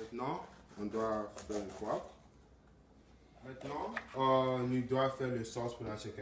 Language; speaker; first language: French; non-native, learner; English